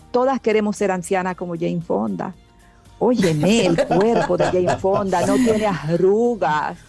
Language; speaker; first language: Spanish; native; Spanish